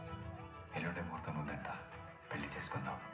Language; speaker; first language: Telugu; native; Telugu